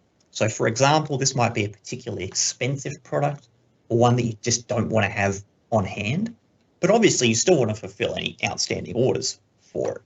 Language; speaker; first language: English; native; English